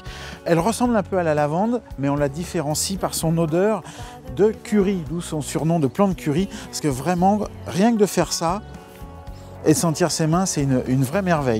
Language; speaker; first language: French; native; French